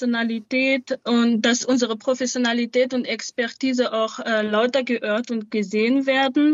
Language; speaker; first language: German; non-native, fluent; Malagasy